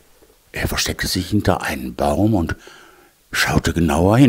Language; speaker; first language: German; native; German